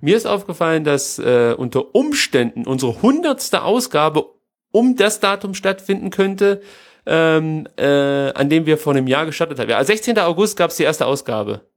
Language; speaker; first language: German; native; German